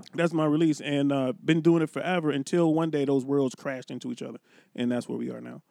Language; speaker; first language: English; native; English